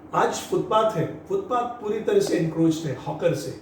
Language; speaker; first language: Hindi; non-native, local second language; Marathi